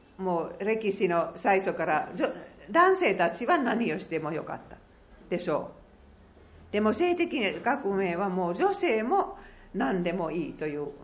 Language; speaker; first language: Japanese; non-native, fluent; Finnish